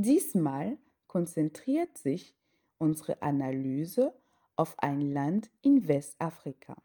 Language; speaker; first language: German; non-native, fluent; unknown